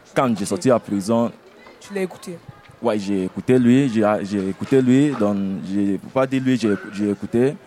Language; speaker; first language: French; non-native, fluent; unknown